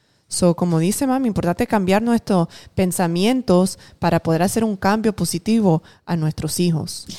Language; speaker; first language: Spanish; early bilingual, heritage; Spanish